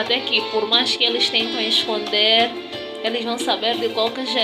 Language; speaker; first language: Portuguese; native; Portuguese